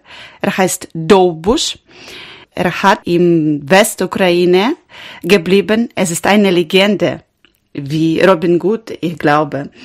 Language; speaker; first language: German; non-native, learner; Ukrainian